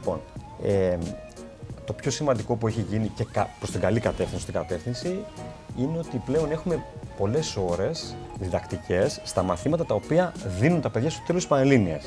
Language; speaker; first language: Greek; native; Greek